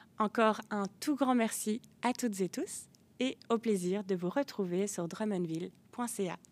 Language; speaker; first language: French; native; French